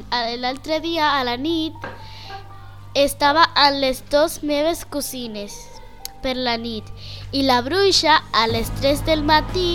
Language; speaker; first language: Catalan; non-native, learner; Spanish